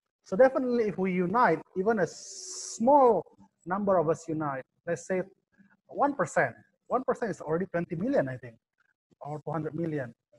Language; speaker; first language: English; non-native, fluent; Indonesian